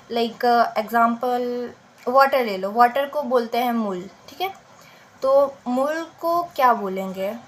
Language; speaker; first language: Hindi; native; Hindi